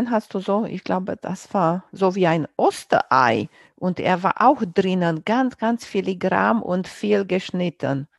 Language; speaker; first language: German; non-native, fluent; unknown